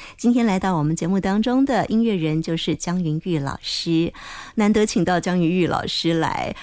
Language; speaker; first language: Chinese; native; Chinese